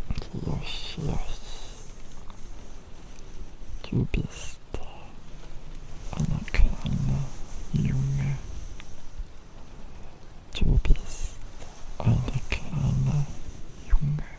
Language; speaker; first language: German; non-native, learner; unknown